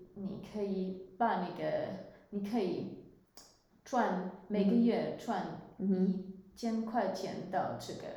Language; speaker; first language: Chinese; non-native, fluent; Swiss German